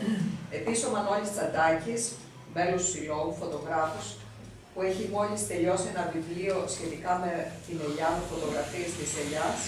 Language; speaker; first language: Greek; native; Greek